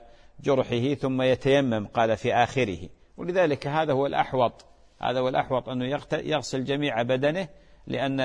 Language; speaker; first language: Arabic; native; Arabic